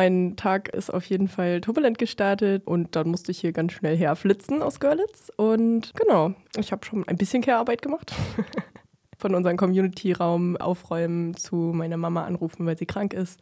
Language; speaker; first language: German; native; German